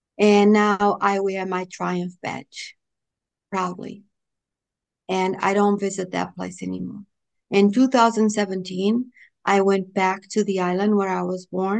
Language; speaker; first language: English; non-native, fluent; Portuguese